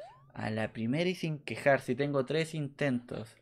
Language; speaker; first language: Spanish; native; Spanish